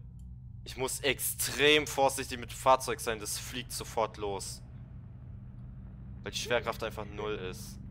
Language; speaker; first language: German; native; German